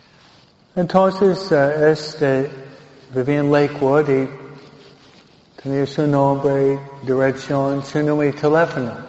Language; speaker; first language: Spanish; non-native, fluent; English